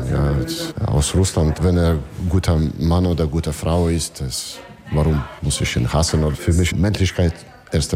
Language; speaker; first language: German; non-native, learner; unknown